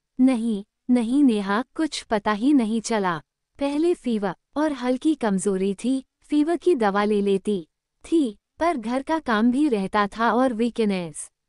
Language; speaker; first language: Hindi; native; Hindi